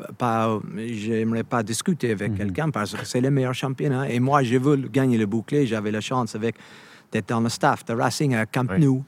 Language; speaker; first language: French; non-native, fluent; English